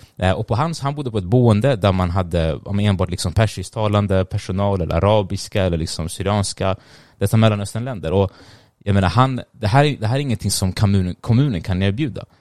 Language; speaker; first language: Swedish; early bilingual, other home language; Tigrinya